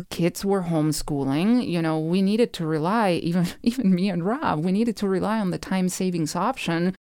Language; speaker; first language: English; non-native, fluent; Spanish